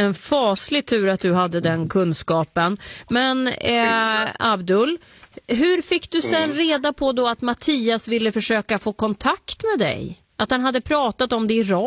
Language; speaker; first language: Swedish; native; Swedish